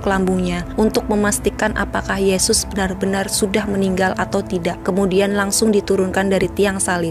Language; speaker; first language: Indonesian; native; Indonesian